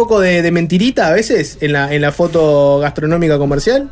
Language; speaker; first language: Spanish; native; Spanish